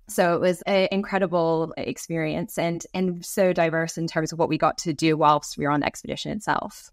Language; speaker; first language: English; native; English